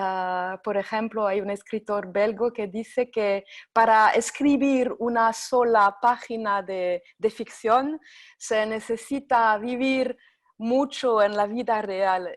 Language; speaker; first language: Spanish; non-native, fluent; French